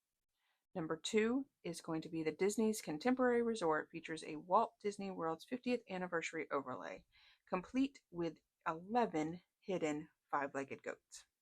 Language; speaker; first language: English; native; English